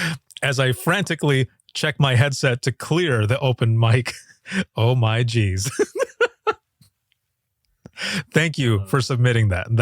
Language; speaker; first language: English; native; English